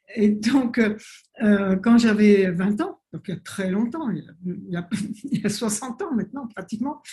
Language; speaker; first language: French; native; French